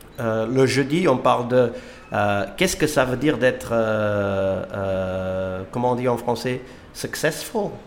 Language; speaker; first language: French; non-native, fluent; Portuguese